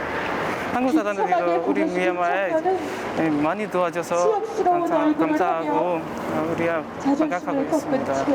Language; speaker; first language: Korean; non-native, learner; Burmese